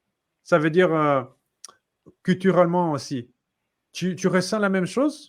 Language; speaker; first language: French; non-native, fluent; Portuguese